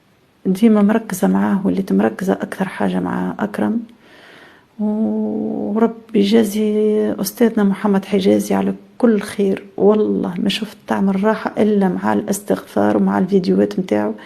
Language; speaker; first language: Arabic; native; Arabic